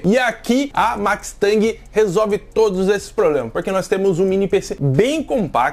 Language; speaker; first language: Portuguese; native; Portuguese